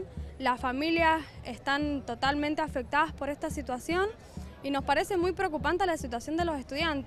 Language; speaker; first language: Spanish; native; Spanish